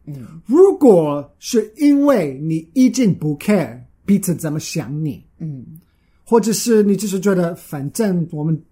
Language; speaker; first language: Chinese; non-native, fluent; English